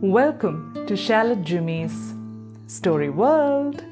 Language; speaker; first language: English; non-native, local second language; Malayalam